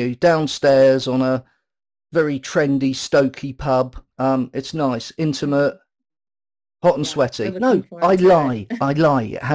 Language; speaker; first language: English; native; English